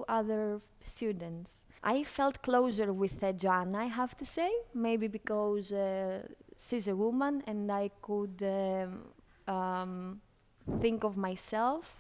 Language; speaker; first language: English; non-native, fluent; Greek